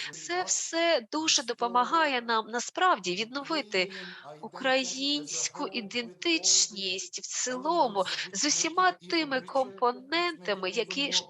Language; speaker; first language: Ukrainian; non-native, fluent; Turkish